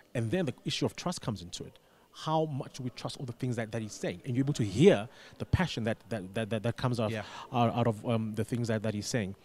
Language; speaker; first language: English; non-native, local second language; Xhosa